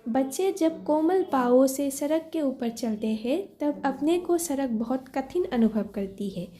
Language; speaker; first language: Hindi; non-native, local second language; Assamese